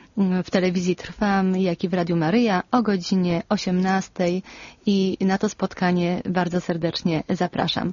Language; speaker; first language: Polish; native; Polish